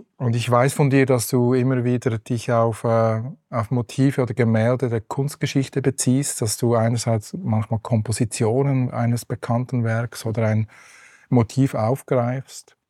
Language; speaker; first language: German; native; German